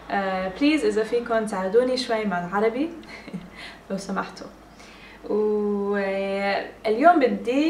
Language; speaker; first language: Arabic; early bilingual, heritage; English